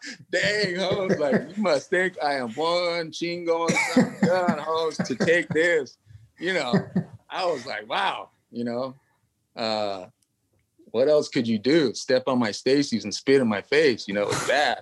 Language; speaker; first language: English; native; English